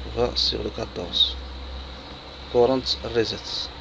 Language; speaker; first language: French; non-native, local second language; Arabic